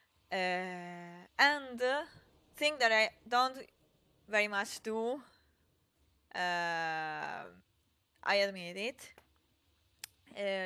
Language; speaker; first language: English; non-native, fluent; Italian